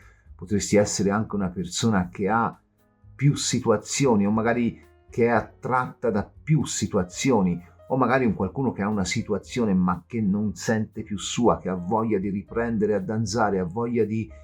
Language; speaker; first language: Italian; native; Italian